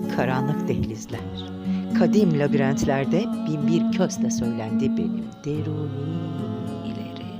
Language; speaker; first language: Turkish; native; Turkish